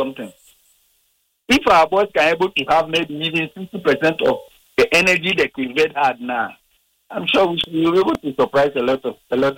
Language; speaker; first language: English; non-native, local second language; Akan